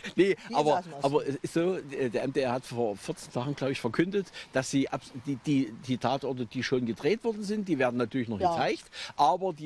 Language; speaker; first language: German; native; German